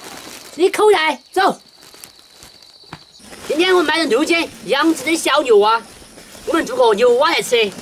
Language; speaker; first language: Chinese; native; Chinese